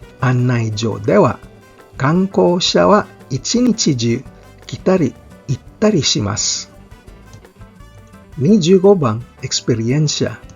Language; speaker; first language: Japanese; non-native, fluent; Filipino